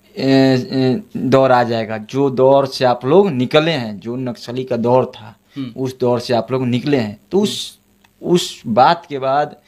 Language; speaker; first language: Hindi; native; Hindi